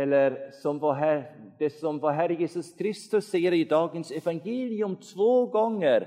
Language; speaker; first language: Swedish; non-native, fluent; German